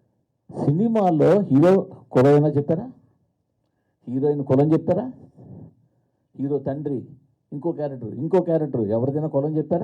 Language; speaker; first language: Telugu; native; Telugu